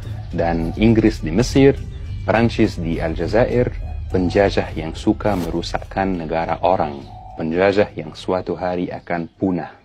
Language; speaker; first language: Indonesian; non-native, fluent; Arabic